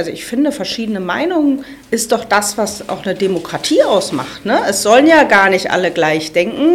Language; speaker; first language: German; native; German